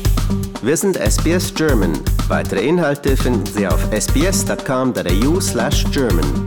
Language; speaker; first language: German; native; German